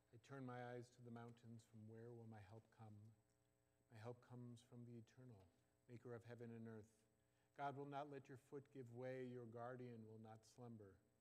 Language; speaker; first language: English; native; English